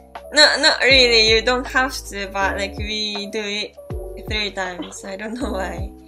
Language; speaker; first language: English; non-native, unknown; Japanese